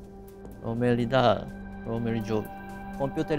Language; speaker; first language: Georgian; non-native, fluent; Japanese